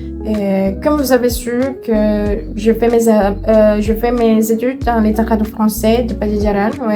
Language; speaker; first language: French; non-native, learner; Indonesian